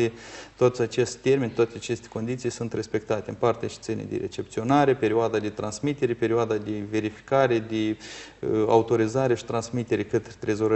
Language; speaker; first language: Romanian; native; Romanian